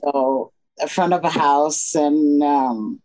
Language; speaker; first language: English; non-native, fluent; French